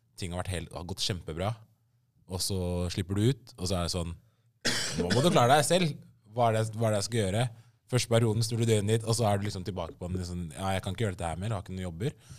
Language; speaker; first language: Norwegian; early bilingual, other home language; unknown